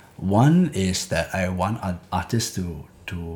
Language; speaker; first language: English; native; English